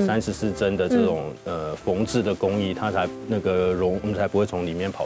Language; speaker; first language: Chinese; native; Chinese